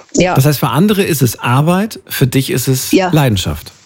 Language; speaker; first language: German; native; German